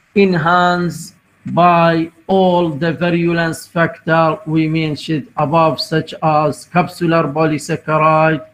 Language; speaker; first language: English; non-native, fluent; Arabic